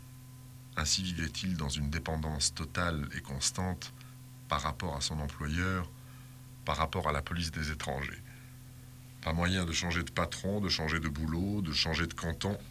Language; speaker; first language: French; native; French